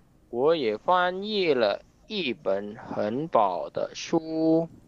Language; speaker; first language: Chinese; non-native, learner; Indonesian